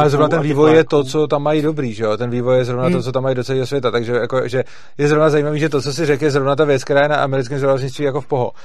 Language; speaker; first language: Czech; native; Czech